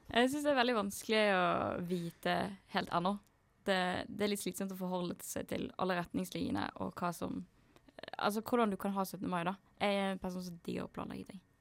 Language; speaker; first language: Norwegian; native; Norwegian